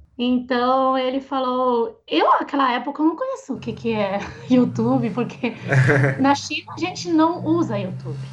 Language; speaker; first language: Portuguese; non-native, fluent; Chinese